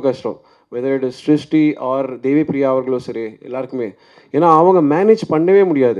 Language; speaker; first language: Tamil; native; Tamil